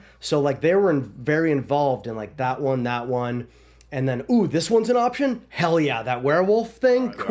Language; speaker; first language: English; native; English